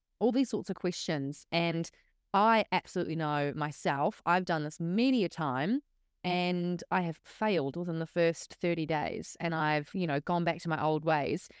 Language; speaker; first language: English; native; English